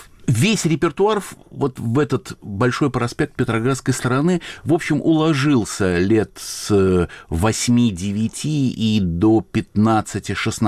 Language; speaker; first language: Russian; native; Russian